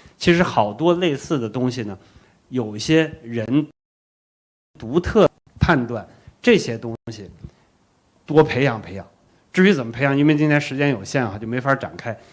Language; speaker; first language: Chinese; native; Chinese